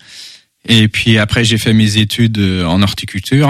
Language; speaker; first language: French; early bilingual, heritage; Dutch